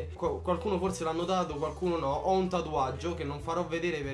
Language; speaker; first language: Italian; early bilingual, other home language; Polish